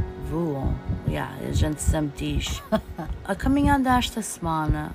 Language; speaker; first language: Portuguese; early bilingual, heritage; Portuguese